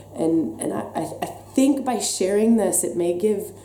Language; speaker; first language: English; native; English